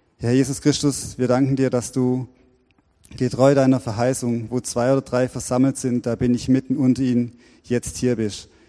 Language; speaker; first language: German; native; German